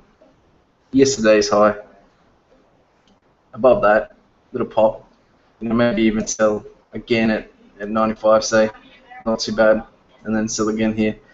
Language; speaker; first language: English; native; English